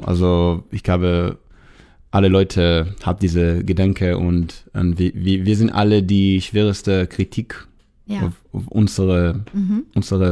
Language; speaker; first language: German; non-native, learner; Hebrew